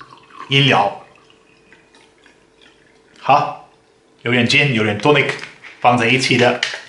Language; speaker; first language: Chinese; non-native, fluent; Dutch